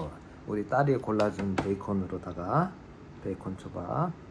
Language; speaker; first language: Korean; native; Korean